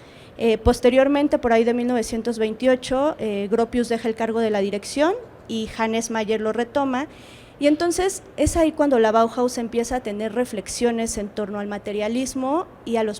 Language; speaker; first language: Spanish; native; Spanish